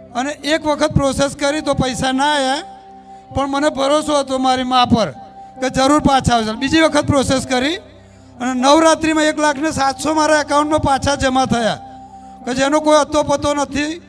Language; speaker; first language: Gujarati; native; Gujarati